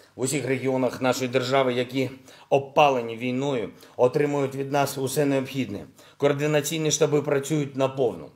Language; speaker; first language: Ukrainian; non-native, local second language; Russian